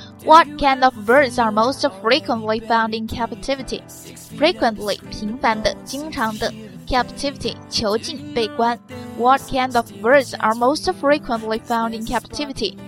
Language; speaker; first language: English; non-native, fluent; Chinese